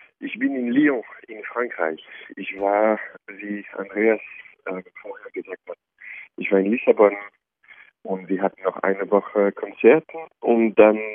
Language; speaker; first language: German; non-native, fluent; French